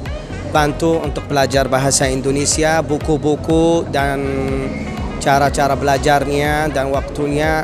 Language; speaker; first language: Indonesian; non-native, fluent; Arabic